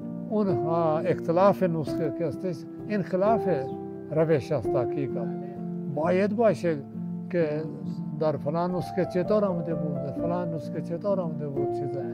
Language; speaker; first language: Persian; non-native, fluent; Urdu